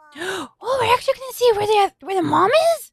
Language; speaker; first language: English; native; English